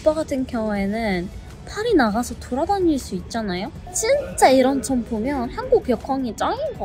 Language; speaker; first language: Korean; native; Korean